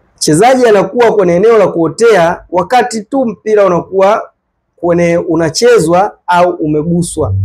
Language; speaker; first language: Swahili; native; Swahili